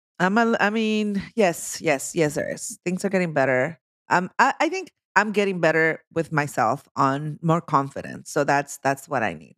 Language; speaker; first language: English; non-native, fluent; Spanish